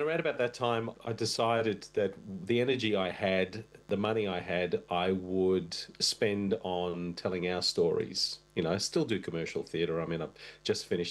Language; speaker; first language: English; non-native, fluent; Russian